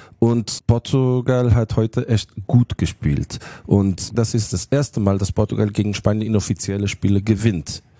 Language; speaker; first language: German; non-native, fluent; Portuguese